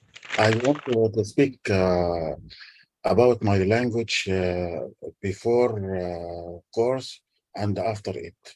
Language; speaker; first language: English; non-native, learner; Arabic